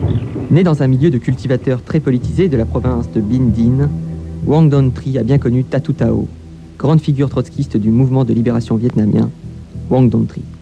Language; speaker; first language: French; native; French